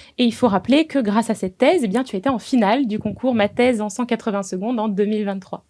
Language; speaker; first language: French; native; French